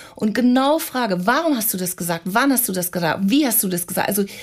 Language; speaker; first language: German; early bilingual, other home language; English